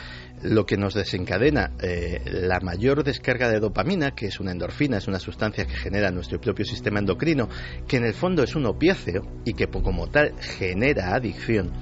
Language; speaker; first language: Spanish; native; Spanish